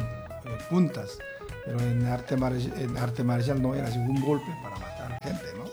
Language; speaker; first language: Spanish; non-native, learner; Korean